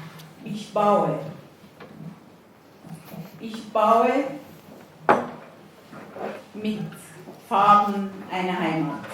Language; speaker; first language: German; non-native, fluent; Persian